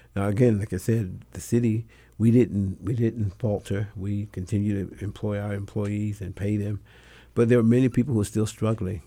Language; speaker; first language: English; non-native, fluent; Spanish